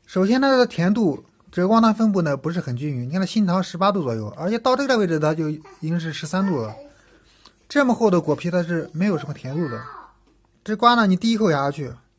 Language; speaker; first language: Chinese; native; Chinese